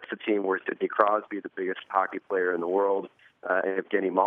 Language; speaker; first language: English; native; English